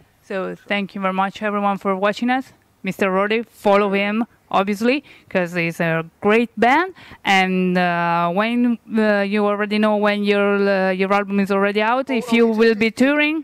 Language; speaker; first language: English; non-native, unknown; Italian